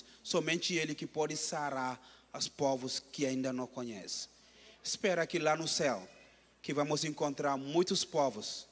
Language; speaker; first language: Portuguese; non-native, fluent; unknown